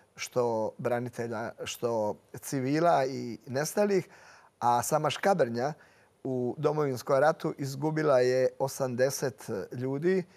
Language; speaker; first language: Croatian; native; Croatian